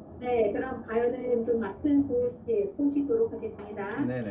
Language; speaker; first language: Korean; non-native, fluent; Vietnamese